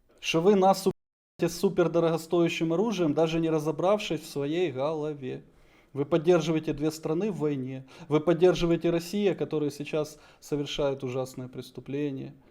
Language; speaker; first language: Russian; native; Russian